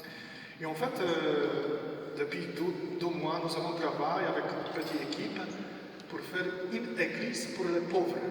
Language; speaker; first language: French; non-native, learner; Polish